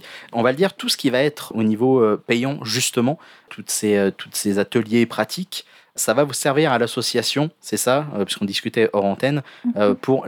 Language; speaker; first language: French; native; French